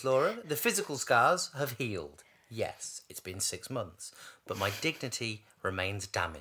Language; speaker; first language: English; native; English